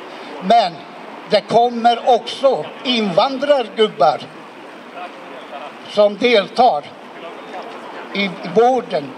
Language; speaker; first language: Swedish; non-native, fluent; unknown